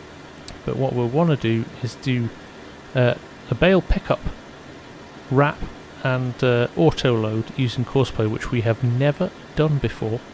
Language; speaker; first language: English; native; English